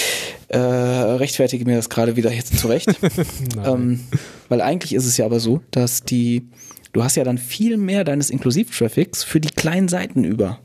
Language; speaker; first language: German; native; German